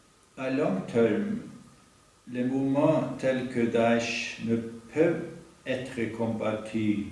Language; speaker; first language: French; non-native, learner; Norwegian